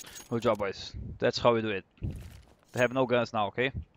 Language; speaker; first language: English; non-native, fluent; Portuguese